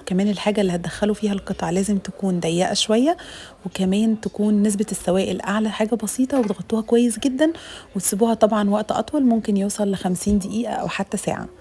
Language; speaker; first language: Arabic; native; Arabic